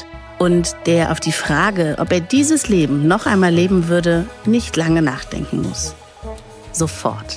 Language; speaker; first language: German; native; German